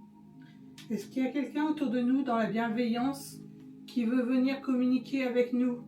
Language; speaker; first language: French; native; French